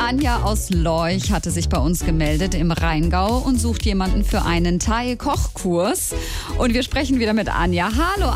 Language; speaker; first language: German; native; German